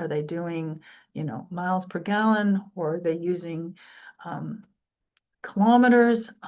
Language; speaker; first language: English; native; English